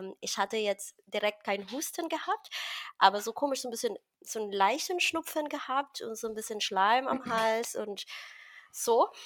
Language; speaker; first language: German; non-native, fluent; Filipino